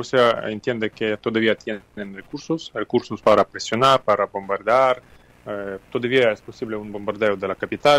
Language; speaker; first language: Spanish; non-native, fluent; Ukrainian